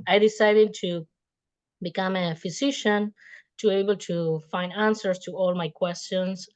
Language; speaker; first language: English; non-native, fluent; Spanish